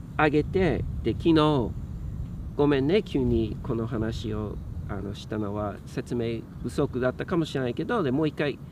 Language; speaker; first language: Japanese; native; Japanese